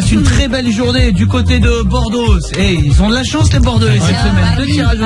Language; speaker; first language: French; native; French